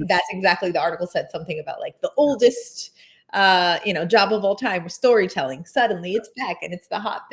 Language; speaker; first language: English; native; English